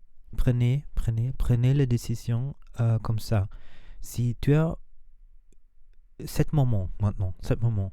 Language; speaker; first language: French; non-native, learner; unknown